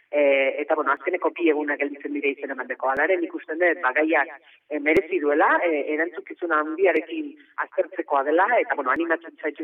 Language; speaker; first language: Basque; native; Basque